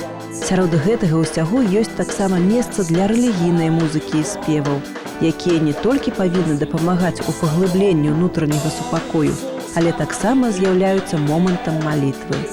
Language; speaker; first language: Belarusian; native; Belarusian